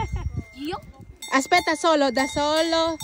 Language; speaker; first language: Italian; non-native, learner; Filipino